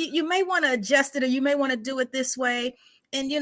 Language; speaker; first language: English; native; English